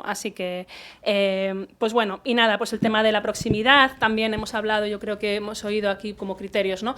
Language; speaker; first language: Spanish; native; Spanish